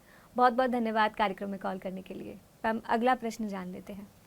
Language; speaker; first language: Hindi; native; Hindi